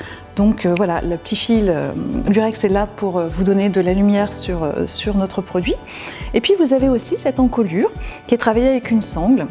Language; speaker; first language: French; native; French